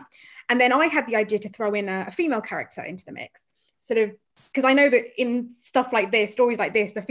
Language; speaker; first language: English; native; English